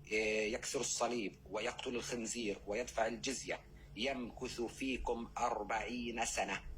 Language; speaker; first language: Arabic; native; Arabic